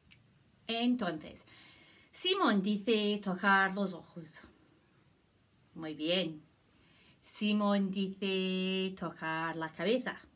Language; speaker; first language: Spanish; non-native, learner; English